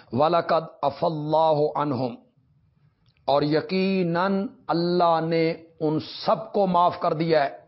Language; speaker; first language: Urdu; non-native, local second language; Punjabi